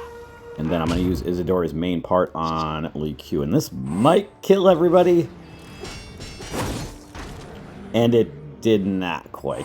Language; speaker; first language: English; native; English